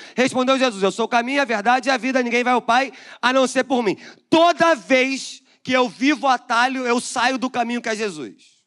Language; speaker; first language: Portuguese; native; Portuguese